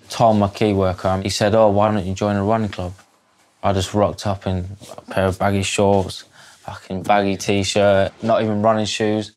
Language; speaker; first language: English; native; English